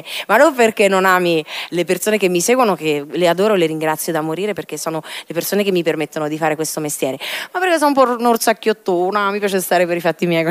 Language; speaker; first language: Italian; native; Italian